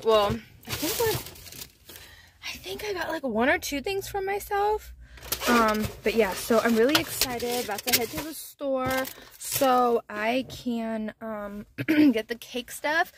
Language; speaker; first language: English; native; English